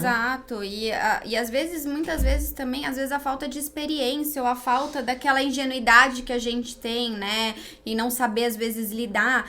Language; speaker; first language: Portuguese; native; Portuguese